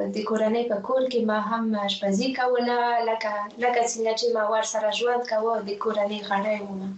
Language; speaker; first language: Pashto; non-native, fluent; French